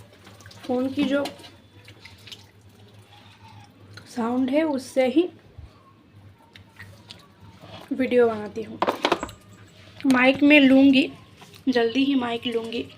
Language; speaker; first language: Hindi; non-native, local second language; Bangla